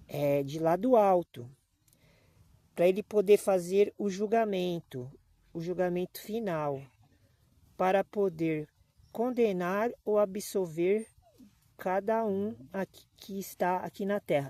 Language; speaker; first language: Portuguese; native; Portuguese